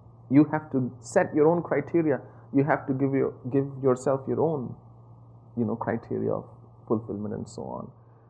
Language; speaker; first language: English; non-native, local second language; Punjabi